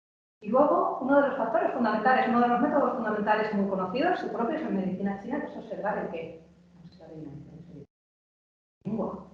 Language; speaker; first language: Spanish; native; Spanish